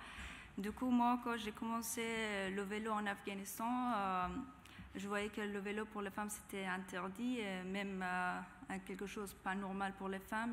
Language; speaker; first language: French; non-native, fluent; Persian